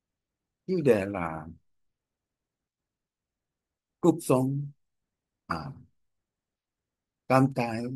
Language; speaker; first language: Vietnamese; non-native, learner; Korean